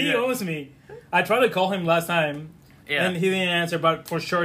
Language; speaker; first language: English; non-native, fluent; Spanish